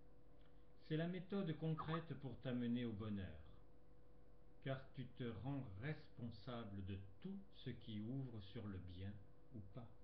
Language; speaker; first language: French; native; French